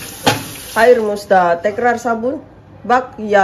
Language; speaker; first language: Turkish; non-native, learner; Indonesian